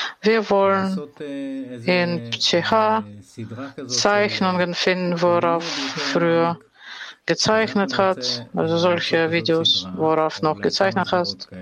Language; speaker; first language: German; non-native, fluent; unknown